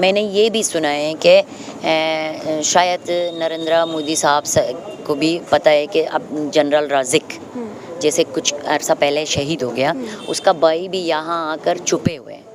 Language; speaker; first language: Hindi; non-native, fluent; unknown